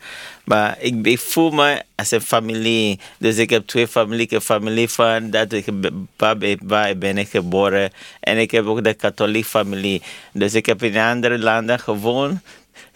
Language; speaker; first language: Dutch; non-native, learner; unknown